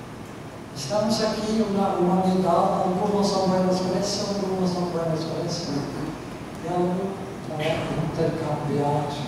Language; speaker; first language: Spanish; non-native, fluent; Norwegian